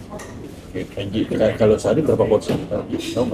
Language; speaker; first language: Indonesian; native; Indonesian